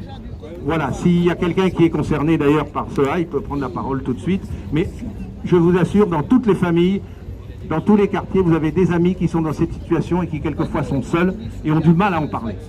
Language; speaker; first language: French; native; French